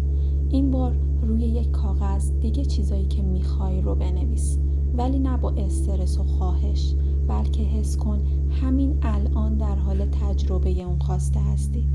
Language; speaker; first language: Persian; native; Persian